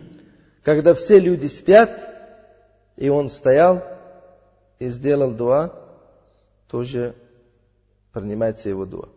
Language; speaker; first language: Russian; non-native, learner; Uzbek